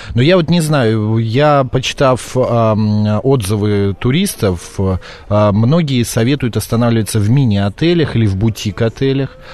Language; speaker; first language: Russian; native; Russian